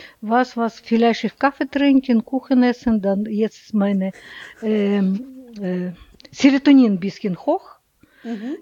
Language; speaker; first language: German; non-native, learner; Russian